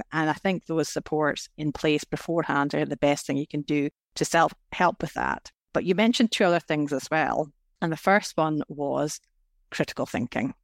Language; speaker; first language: English; native; English